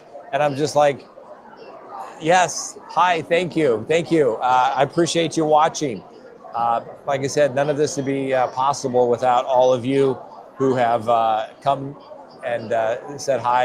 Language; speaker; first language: English; native; English